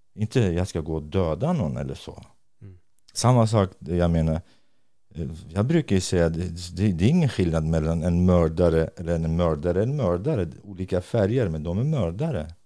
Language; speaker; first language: Swedish; non-native, fluent; Kurdish